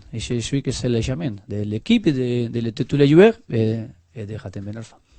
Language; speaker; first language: French; non-native, learner; Spanish